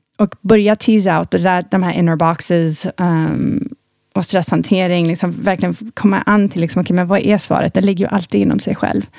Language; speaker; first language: Swedish; early bilingual, heritage; Swedish